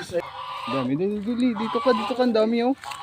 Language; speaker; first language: Filipino; non-native, local second language; Cebuano